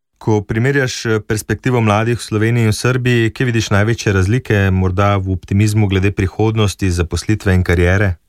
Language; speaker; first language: Slovenian; native; Slovenian